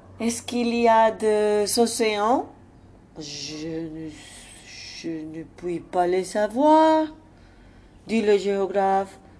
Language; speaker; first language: French; non-native, fluent; Spanish